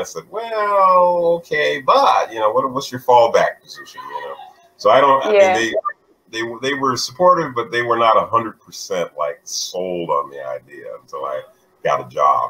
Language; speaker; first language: English; native; English